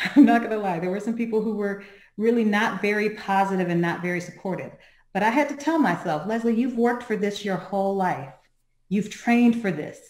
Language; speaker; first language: English; native; English